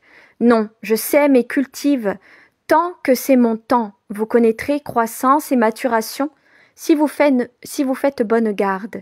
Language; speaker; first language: French; native; French